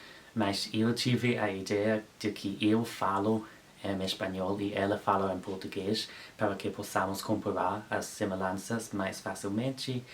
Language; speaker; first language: Portuguese; non-native, learner; English